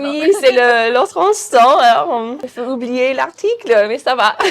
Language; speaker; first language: French; non-native, fluent; English